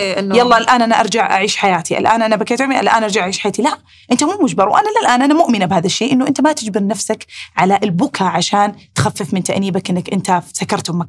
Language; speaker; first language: Arabic; native; Arabic